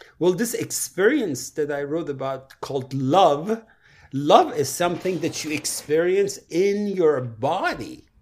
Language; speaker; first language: English; non-native, fluent; Persian